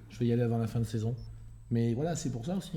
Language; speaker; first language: French; native; French